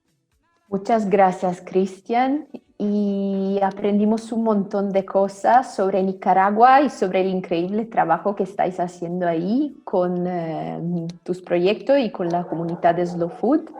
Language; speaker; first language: Spanish; non-native, fluent; Italian